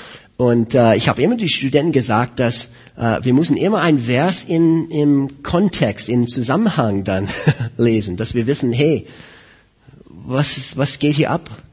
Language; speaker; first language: German; non-native, fluent; English